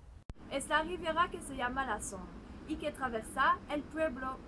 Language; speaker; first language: Spanish; non-native, learner; French